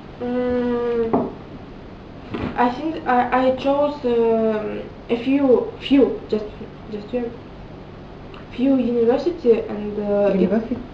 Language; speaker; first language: English; non-native, learner; Russian